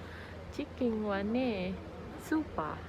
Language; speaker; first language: Japanese; non-native, learner; Indonesian